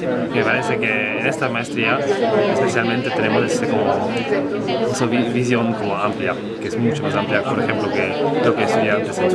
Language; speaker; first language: Spanish; non-native, fluent; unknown